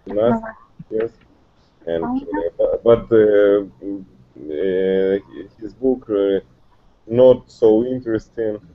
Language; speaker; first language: English; non-native, learner; Russian